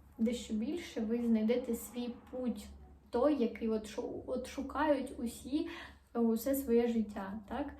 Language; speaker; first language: Ukrainian; non-native, local second language; Russian